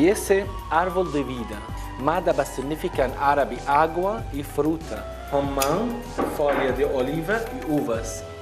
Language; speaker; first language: Portuguese; non-native, learner; Arabic